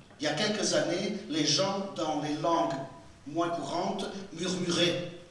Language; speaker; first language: French; non-native, fluent; Portuguese